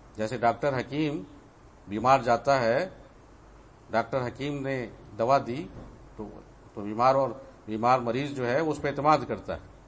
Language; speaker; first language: Urdu; native; Urdu